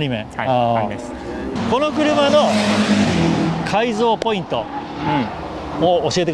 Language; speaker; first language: Japanese; native; Japanese